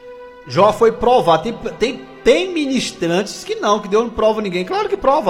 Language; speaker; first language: Portuguese; native; Portuguese